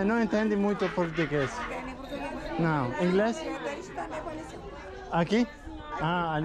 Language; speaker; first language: Portuguese; non-native, learner; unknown